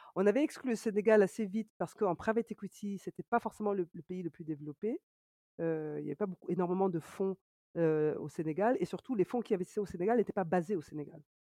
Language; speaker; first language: French; native; French